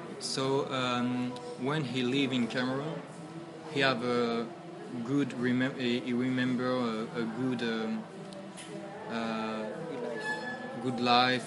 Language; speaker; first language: English; non-native, learner; French